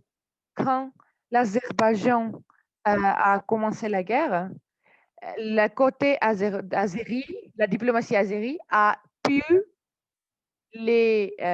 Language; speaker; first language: French; non-native, fluent; Armenian